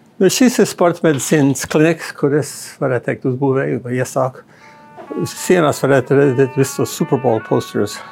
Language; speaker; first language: Latvian; early bilingual, heritage; Latvian